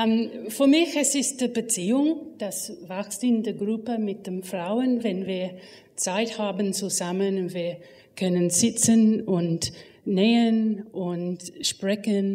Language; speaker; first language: German; non-native, learner; English